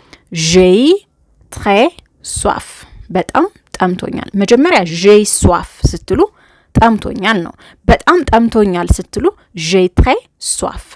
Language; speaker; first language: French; non-native, fluent; Amharic